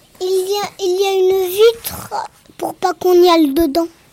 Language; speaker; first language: French; native; French